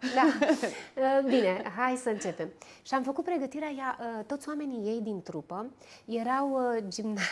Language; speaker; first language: Romanian; native; Romanian